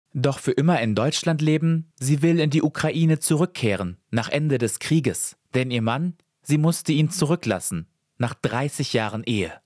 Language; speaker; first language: German; native; German